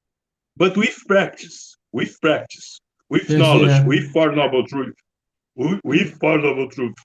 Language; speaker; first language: English; non-native, learner; Portuguese